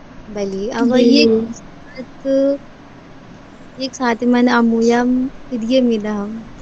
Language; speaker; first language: Persian; non-native, learner; Urdu